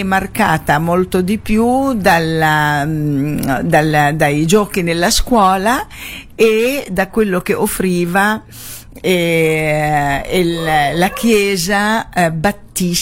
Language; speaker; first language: Italian; non-native, fluent; Arabic